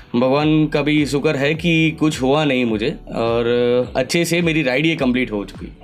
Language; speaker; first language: Hindi; non-native, local second language; Gujarati